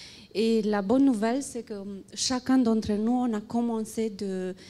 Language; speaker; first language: French; non-native, fluent; Romanian